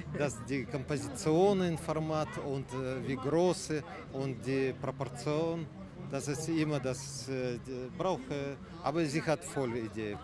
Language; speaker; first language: German; non-native, learner; Russian